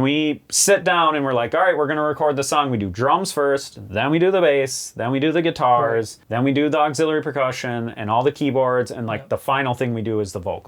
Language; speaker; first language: English; native; English